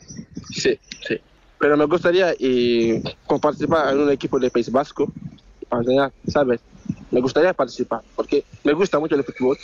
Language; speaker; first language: Spanish; non-native, learner; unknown